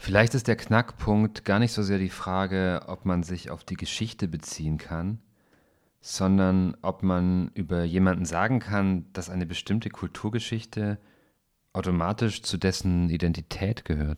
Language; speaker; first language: German; native; German